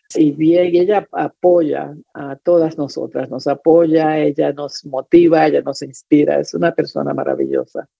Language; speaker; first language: Spanish; native; Spanish